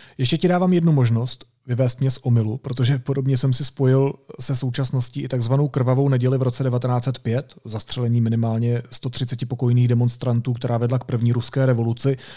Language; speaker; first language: Czech; native; Czech